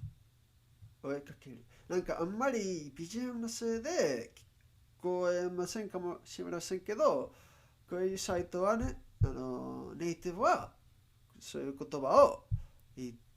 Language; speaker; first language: Japanese; non-native, learner; Spanish